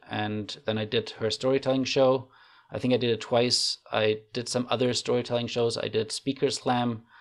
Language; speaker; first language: English; non-native, fluent; German